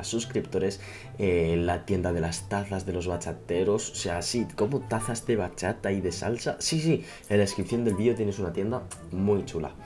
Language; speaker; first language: Spanish; native; Spanish